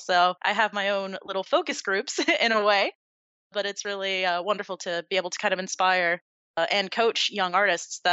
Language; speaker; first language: English; native; English